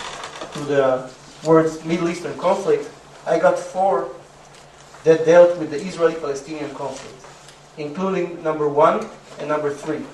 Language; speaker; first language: English; non-native, fluent; Hebrew